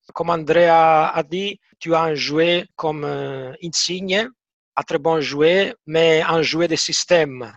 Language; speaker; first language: French; non-native, fluent; Italian